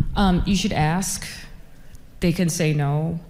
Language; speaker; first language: English; native; English